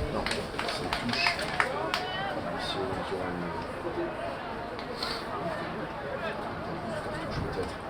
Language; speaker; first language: French; native; French